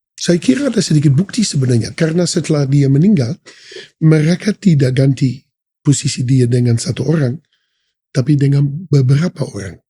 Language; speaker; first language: Indonesian; non-native, fluent; Dutch